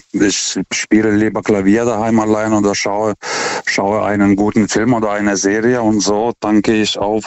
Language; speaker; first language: German; non-native, fluent; Lithuanian